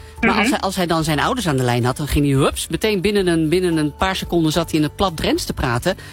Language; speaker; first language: Dutch; native; Dutch